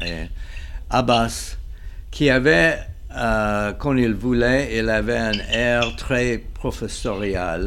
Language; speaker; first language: French; non-native, fluent; English